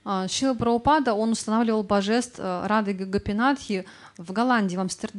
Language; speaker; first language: Russian; native; Russian